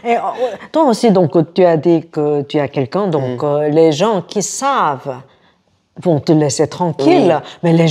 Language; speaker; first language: French; non-native, fluent; Korean